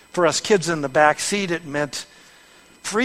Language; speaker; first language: English; native; English